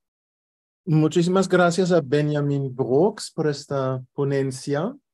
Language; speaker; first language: Spanish; non-native, fluent; German